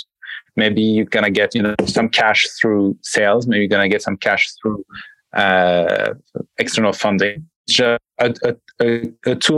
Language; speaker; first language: English; non-native, fluent; French